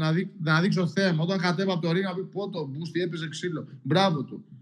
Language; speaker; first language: Greek; non-native, local second language; Albanian